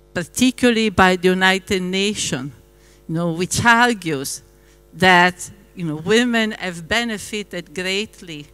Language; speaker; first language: English; non-native, fluent; Italian